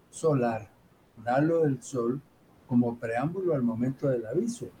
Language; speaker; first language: Spanish; native; Spanish